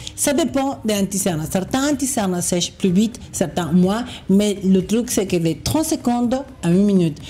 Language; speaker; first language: French; non-native, fluent; Spanish